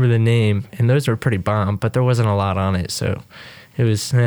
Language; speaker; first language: English; native; English